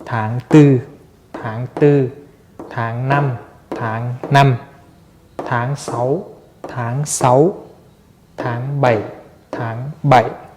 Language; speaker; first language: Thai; non-native, fluent; Vietnamese